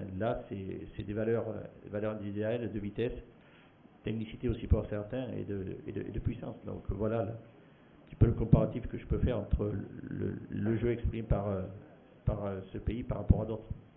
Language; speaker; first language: French; native; French